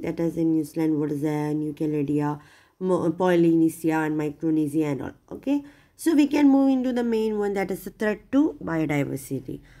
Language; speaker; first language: English; non-native, local second language; Malayalam